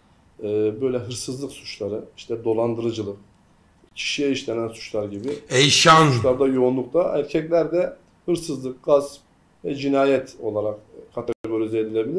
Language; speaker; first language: Turkish; native; Turkish